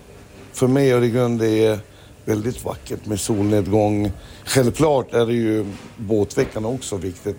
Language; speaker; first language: Swedish; non-native, fluent; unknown